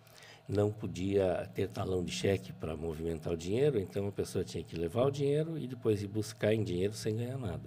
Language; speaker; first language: Portuguese; native; Portuguese